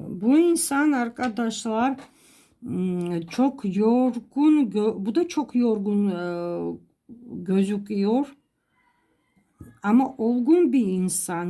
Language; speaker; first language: Turkish; non-native, fluent; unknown